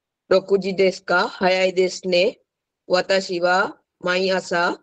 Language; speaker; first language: Japanese; non-native, learner; Sinhala